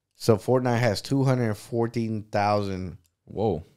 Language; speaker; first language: English; non-native, fluent; Spanish